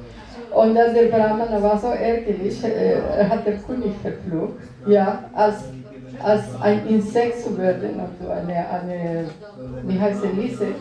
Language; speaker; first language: German; non-native, fluent; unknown